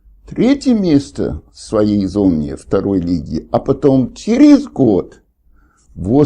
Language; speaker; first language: Russian; non-native, fluent; English